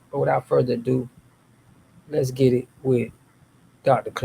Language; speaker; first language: English; native; English